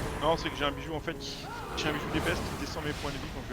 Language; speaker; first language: French; native; French